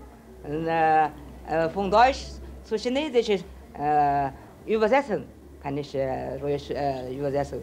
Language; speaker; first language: German; non-native, learner; Chinese